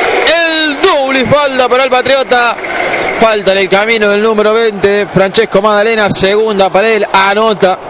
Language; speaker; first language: Spanish; native; Spanish